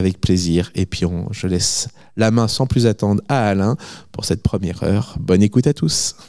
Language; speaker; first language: French; native; French